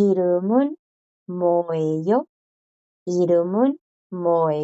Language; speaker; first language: Korean; non-native, fluent; Spanish